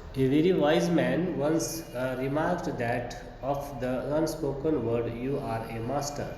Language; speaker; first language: English; non-native, local second language; Marathi